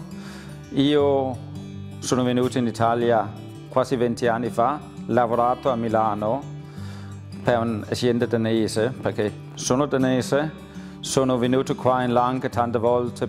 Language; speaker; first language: Italian; non-native, fluent; Danish